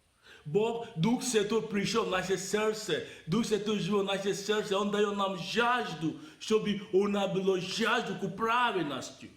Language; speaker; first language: Russian; non-native, learner; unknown